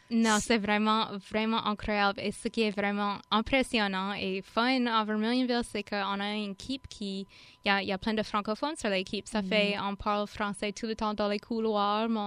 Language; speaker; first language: French; non-native, fluent; English